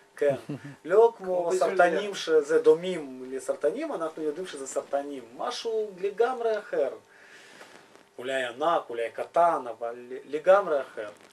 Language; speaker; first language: Hebrew; non-native, fluent; Russian